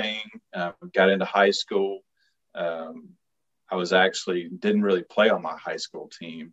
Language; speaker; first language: English; native; English